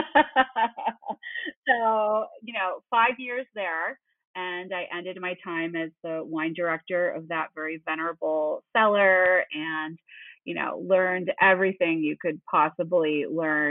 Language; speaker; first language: English; native; English